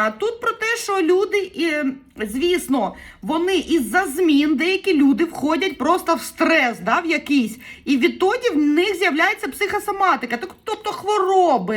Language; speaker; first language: Ukrainian; native; Ukrainian